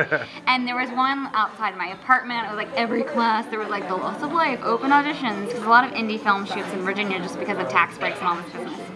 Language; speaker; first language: English; native; English